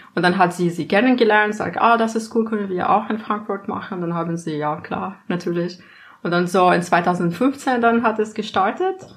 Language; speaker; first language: German; non-native, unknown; Arabic